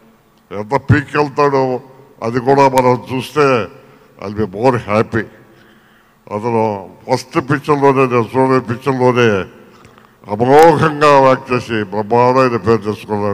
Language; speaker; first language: Telugu; native; Telugu